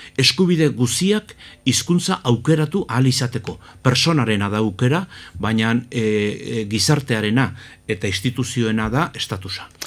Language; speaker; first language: Basque; native; Basque